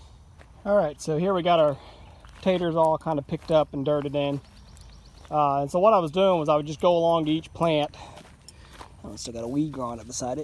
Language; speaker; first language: English; native; English